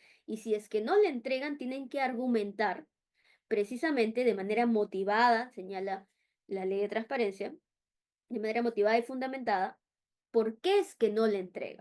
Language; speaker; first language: Spanish; native; Spanish